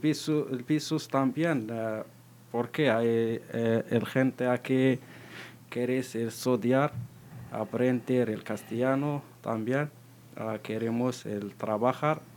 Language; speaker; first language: Spanish; non-native, learner; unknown